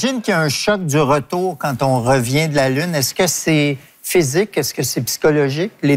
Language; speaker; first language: French; native; French